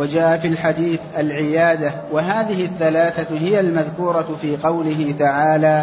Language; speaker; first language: Arabic; native; Arabic